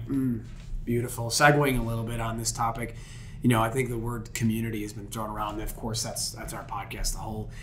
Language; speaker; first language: English; native; English